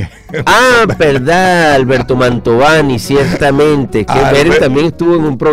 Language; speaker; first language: Spanish; native; Spanish